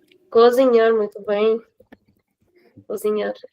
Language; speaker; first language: Portuguese; non-native, fluent; Hindi